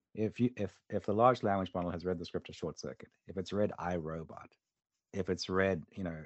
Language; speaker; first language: English; native; English